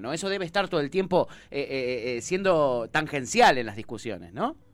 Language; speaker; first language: Spanish; native; Spanish